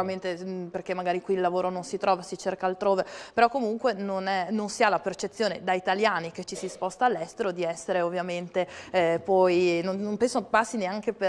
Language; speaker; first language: Italian; native; Italian